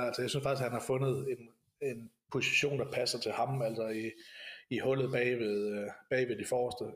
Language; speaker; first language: Danish; native; Danish